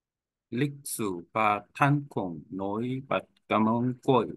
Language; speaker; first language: Vietnamese; non-native, learner; Korean